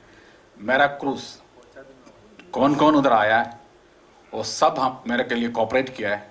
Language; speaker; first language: Hindi; non-native, local second language; Malayalam